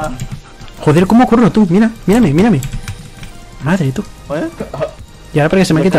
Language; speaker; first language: Spanish; native; Spanish